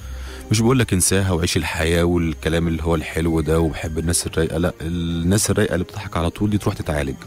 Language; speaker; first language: Arabic; native; Arabic